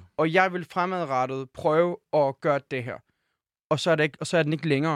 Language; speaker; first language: Danish; early bilingual, other home language; Turkish